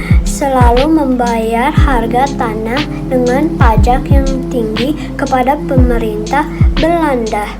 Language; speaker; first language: Indonesian; native; Indonesian